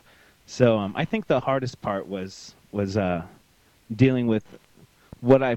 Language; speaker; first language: English; native; English